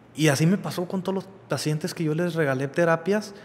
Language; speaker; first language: Spanish; early bilingual, heritage; Spanish